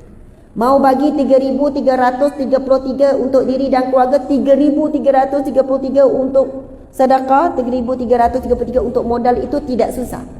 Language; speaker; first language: Malay; native; Malay